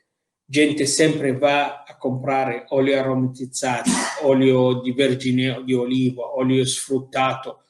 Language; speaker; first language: Italian; non-native, fluent; Arabic